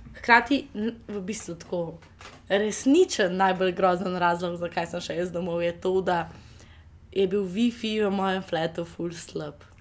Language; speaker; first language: Slovenian; native; Slovenian